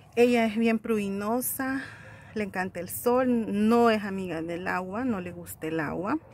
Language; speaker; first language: Spanish; native; Spanish